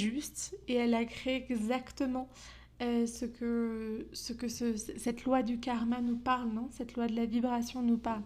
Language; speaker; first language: French; native; French